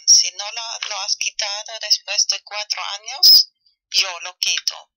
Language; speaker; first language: Spanish; non-native, fluent; German